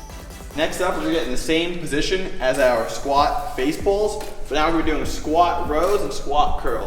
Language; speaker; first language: English; native; English